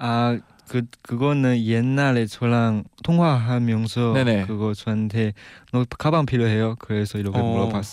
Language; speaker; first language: Korean; non-native, learner; Chinese